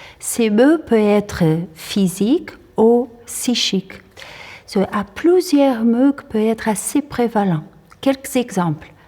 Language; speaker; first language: French; non-native, fluent; Portuguese